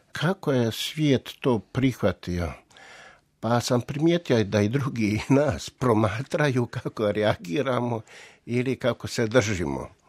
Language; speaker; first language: Croatian; native; Croatian